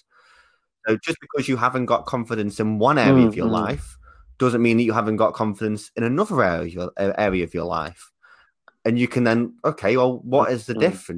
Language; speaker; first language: English; native; English